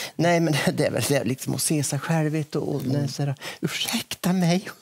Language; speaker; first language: Swedish; native; Swedish